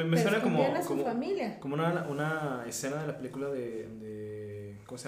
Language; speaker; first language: Spanish; native; Spanish